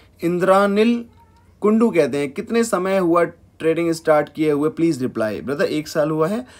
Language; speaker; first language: Hindi; native; Hindi